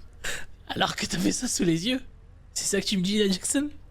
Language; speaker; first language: French; native; French